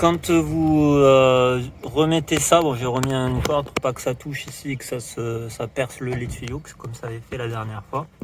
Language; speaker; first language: French; native; French